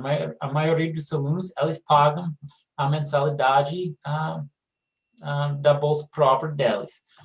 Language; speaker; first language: Portuguese; non-native, fluent; English